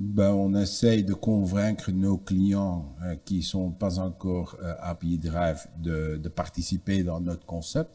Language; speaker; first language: French; non-native, fluent; Dutch